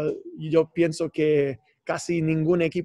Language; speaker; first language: Spanish; non-native, fluent; English